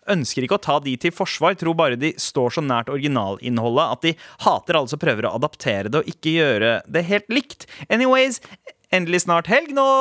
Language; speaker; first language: Norwegian; early bilingual, other home language; Punjabi